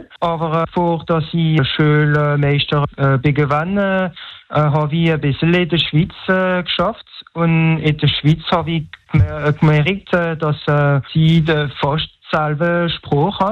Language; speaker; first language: German; non-native, local second language; French